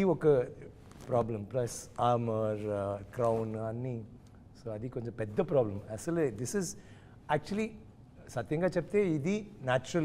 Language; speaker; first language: Telugu; non-native, learner; Tamil